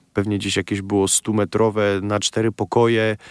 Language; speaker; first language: Polish; native; Polish